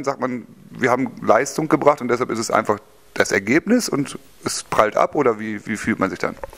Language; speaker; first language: German; native; German